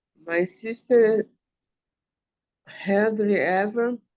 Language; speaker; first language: English; non-native, learner; Portuguese